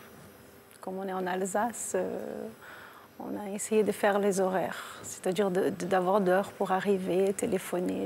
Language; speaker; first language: French; non-native, fluent; Portuguese